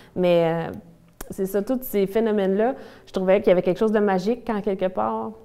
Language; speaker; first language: French; native; French